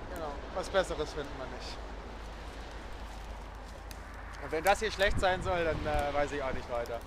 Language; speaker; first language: German; native; German